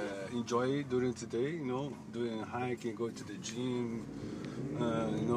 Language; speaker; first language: English; non-native, learner; Portuguese